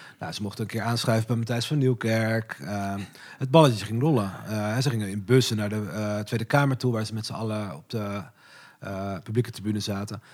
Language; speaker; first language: Dutch; native; Dutch